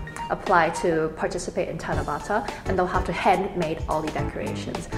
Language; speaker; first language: English; native; English